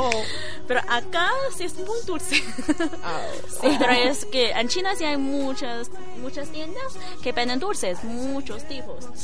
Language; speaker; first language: Spanish; non-native, learner; Chinese